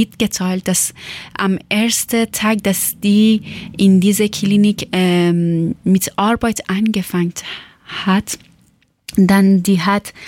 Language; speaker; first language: German; non-native, learner; Persian